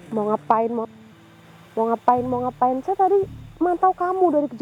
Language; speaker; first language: Indonesian; native; Indonesian